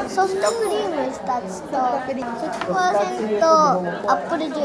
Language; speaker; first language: Japanese; non-native, learner; Filipino